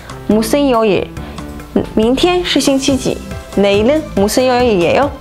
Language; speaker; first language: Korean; non-native, fluent; Chinese